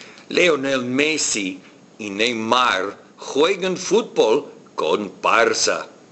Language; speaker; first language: Spanish; non-native, fluent; English